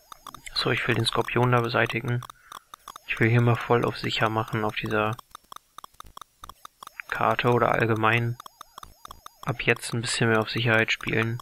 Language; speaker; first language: German; native; German